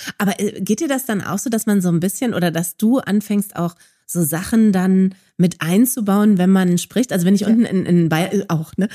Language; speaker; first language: German; native; German